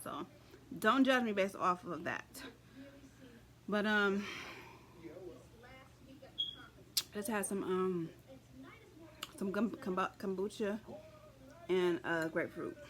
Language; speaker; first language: English; native; English